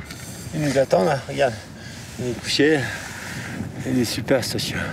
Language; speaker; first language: French; native; French